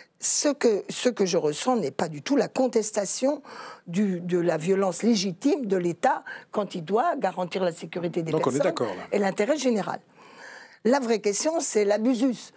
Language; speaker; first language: French; native; French